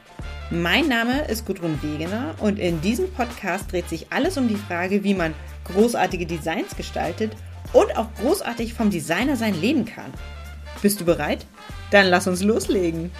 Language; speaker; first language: German; native; German